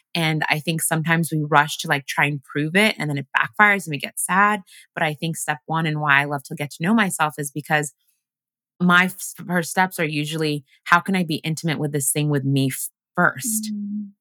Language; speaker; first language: English; early bilingual, other home language; Ganda